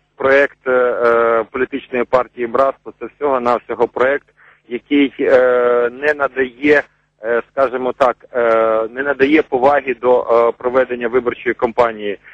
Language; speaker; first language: Ukrainian; native; Ukrainian